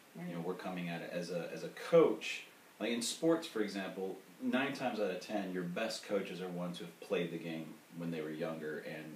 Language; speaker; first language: English; native; English